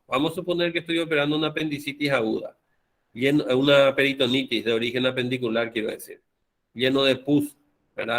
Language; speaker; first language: Spanish; native; Spanish